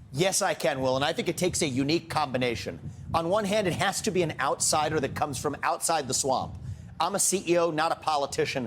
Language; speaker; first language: English; native; English